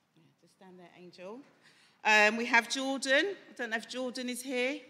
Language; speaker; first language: English; native; English